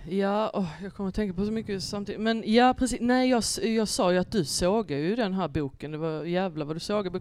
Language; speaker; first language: Swedish; native; Swedish